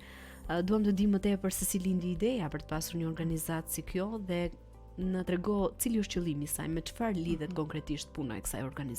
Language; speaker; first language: Albanian; native; Albanian